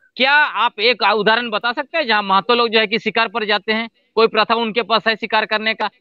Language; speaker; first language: Hindi; non-native, local second language; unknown